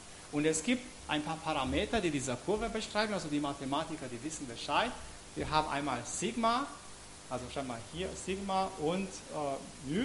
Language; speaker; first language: German; non-native, fluent; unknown